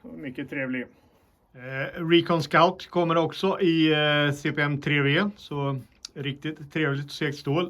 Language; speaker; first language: Swedish; native; Swedish